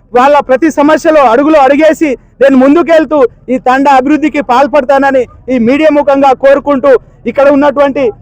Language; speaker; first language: Telugu; native; Telugu